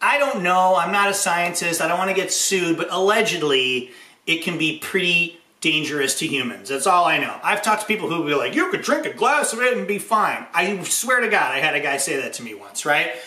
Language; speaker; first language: English; native; English